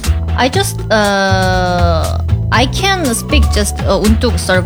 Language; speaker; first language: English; non-native, learner; Korean